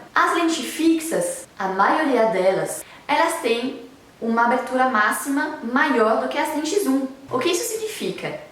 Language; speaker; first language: Portuguese; non-native, fluent; French